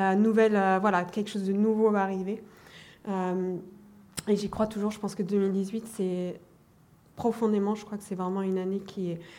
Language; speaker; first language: French; non-native, fluent; German